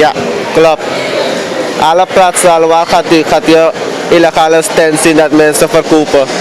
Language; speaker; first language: Dutch; non-native, local second language; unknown